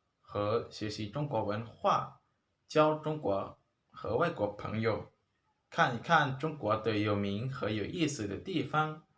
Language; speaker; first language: Chinese; non-native, learner; Lao